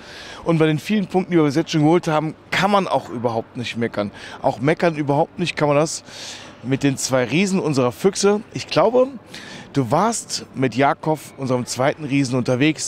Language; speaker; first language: German; native; German